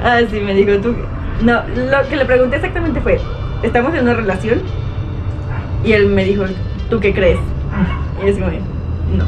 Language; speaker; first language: Spanish; native; Spanish